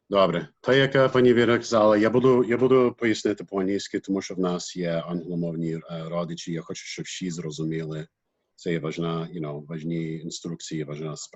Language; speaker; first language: Ukrainian; early bilingual, heritage; Ukrainian